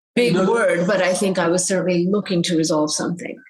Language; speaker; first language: English; early bilingual, other home language; Bangla